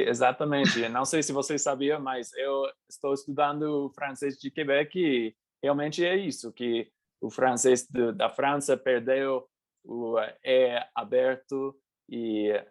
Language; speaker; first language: Portuguese; non-native, fluent; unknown